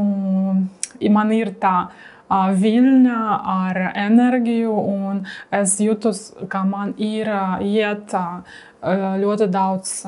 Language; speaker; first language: Latvian; non-native, learner; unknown